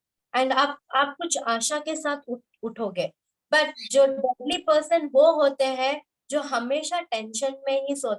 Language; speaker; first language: Hindi; native; Hindi